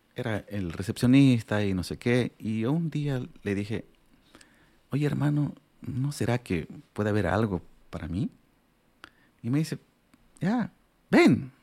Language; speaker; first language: Spanish; non-native, local second language; Aymara